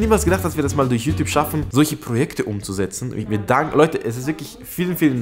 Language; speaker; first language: German; early bilingual, other home language; Persian